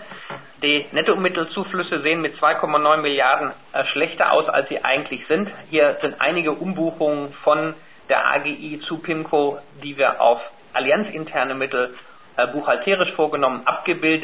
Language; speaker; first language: German; native; German